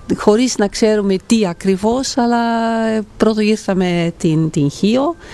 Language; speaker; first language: Greek; non-native, fluent; Dutch